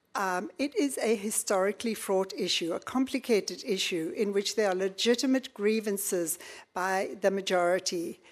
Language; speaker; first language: English; native; English